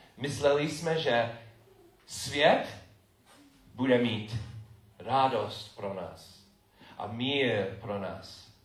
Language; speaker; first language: Czech; non-native, fluent; English